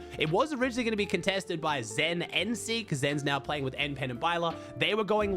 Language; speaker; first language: English; native; English